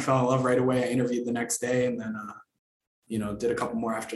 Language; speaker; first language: English; native; English